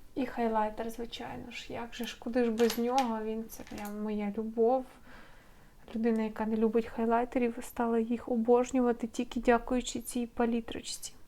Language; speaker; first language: Ukrainian; non-native, local second language; Russian